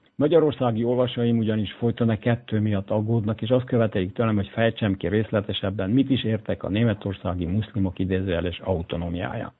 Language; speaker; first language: Hungarian; native; Hungarian